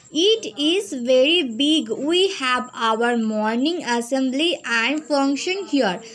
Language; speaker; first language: English; non-native, local second language; Bangla